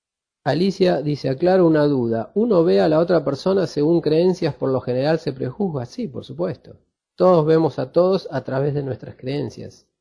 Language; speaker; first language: Spanish; native; Spanish